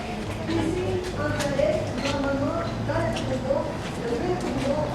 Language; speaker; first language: French; non-native, fluent; Hindi